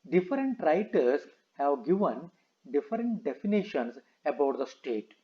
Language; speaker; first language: English; non-native, local second language; Kannada